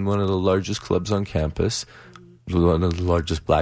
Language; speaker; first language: English; non-native, fluent; Persian